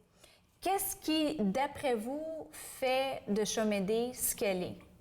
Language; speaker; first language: French; native; French